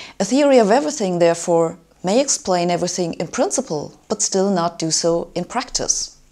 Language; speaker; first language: English; non-native, fluent; German